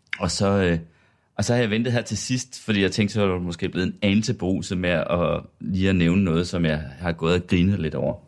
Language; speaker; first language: Danish; native; Danish